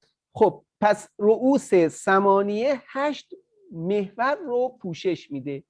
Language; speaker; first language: Persian; native; Persian